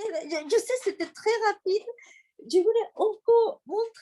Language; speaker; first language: French; non-native, learner; Japanese